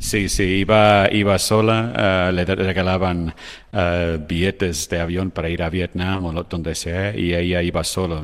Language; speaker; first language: Spanish; non-native, fluent; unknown